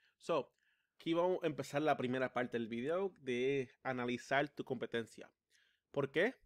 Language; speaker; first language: Spanish; early bilingual, heritage; Spanish